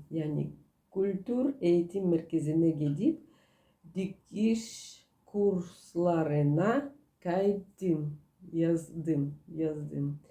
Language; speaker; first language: Turkish; non-native, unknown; Russian